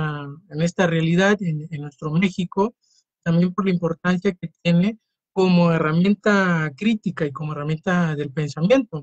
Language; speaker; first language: Spanish; native; Spanish